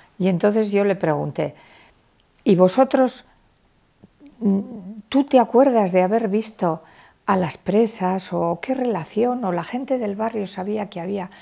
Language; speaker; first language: Spanish; native; Spanish